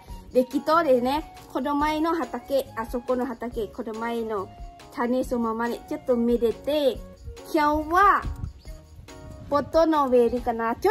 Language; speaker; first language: Japanese; non-native, learner; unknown